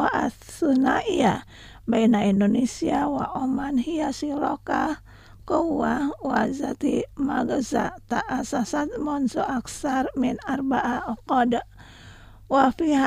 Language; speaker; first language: Arabic; non-native, learner; Indonesian